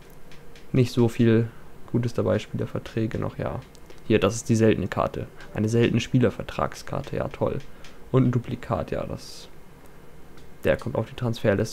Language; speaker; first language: German; native; German